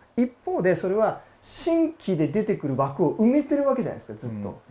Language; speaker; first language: Japanese; native; Japanese